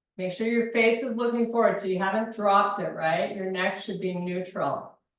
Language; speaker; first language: English; native; English